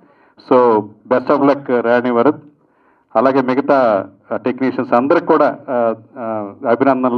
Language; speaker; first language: Telugu; native; Telugu